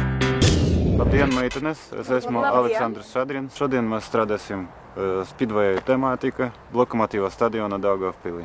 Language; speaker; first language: Latvian; non-native, local second language; Russian